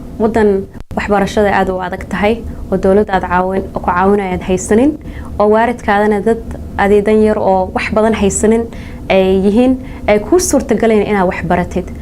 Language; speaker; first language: Somali; early bilingual, heritage; Somali